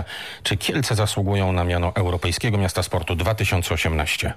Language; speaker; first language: Polish; native; Polish